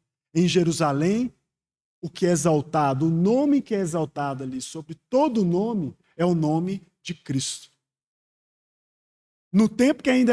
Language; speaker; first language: Portuguese; native; Portuguese